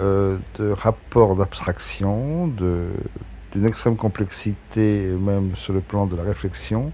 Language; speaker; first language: French; native; French